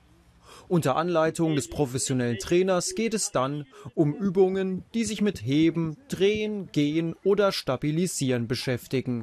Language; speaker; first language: German; native; German